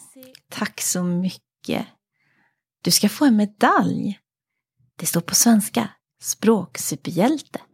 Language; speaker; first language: Swedish; early bilingual, other home language; French